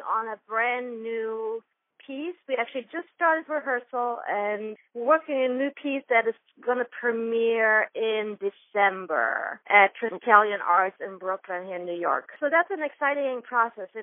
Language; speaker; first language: English; non-native, fluent; German